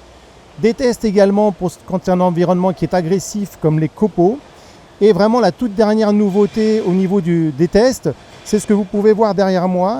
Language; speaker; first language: French; native; French